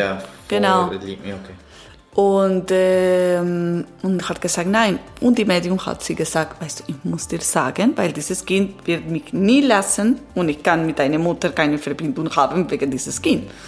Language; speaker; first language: German; non-native, learner; Italian